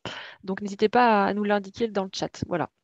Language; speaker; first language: French; native; French